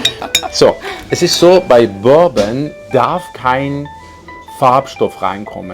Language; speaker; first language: German; non-native, fluent; Persian